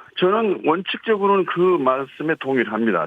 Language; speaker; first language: Korean; native; Korean